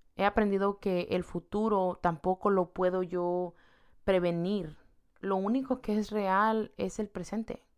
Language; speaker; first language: Spanish; native; Spanish